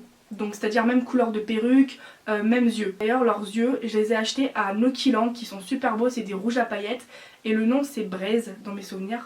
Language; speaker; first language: French; native; French